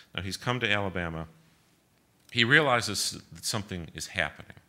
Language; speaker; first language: English; native; English